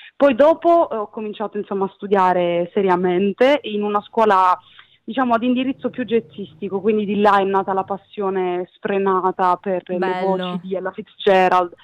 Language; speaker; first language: Italian; native; Italian